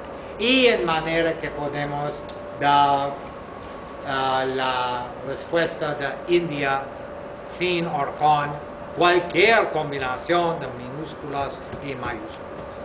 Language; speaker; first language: Spanish; non-native, fluent; English